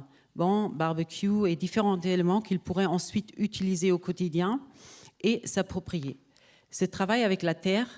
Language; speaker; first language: French; native; French